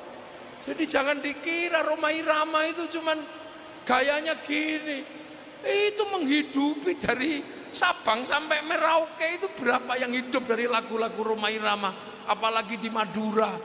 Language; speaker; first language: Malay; non-native, local second language; Javanese